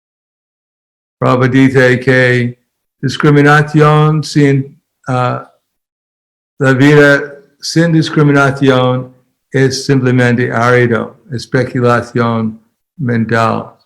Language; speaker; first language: Spanish; non-native, fluent; English